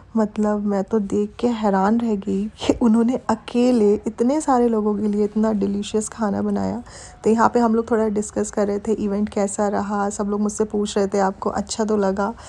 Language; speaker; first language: Hindi; native; Hindi